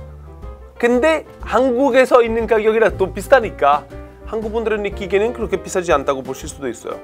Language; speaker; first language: Korean; non-native, fluent; Italian